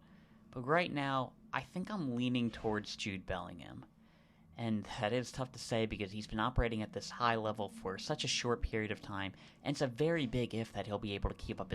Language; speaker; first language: English; native; English